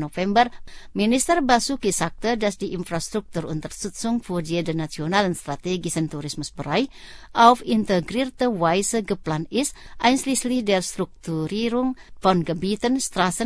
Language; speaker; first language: German; non-native, fluent; Indonesian